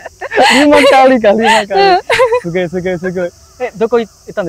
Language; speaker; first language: Japanese; non-native, fluent; Indonesian